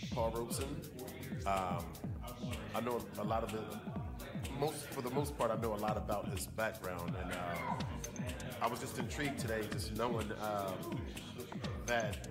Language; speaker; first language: English; native; English